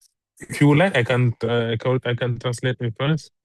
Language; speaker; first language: English; non-native, learner; French